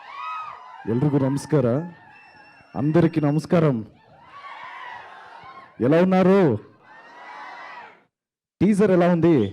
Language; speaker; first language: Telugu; non-native, learner; Kannada